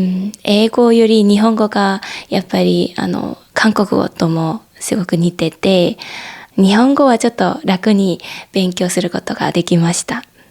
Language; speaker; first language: Japanese; non-native, fluent; Korean